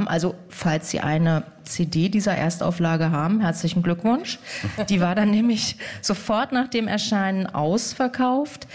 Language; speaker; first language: German; native; German